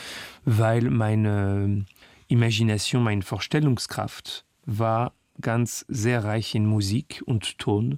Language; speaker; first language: German; non-native, learner; French